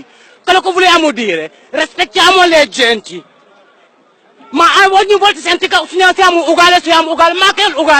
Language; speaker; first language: Italian; non-native, learner; Wolof